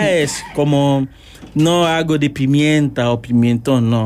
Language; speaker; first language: Spanish; non-native, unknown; Yoruba